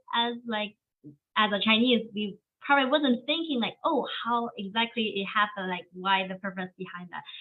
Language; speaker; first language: English; non-native, fluent; Chinese